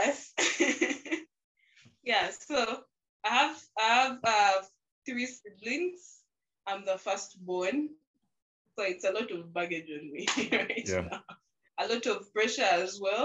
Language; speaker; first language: English; non-native, local second language; Ganda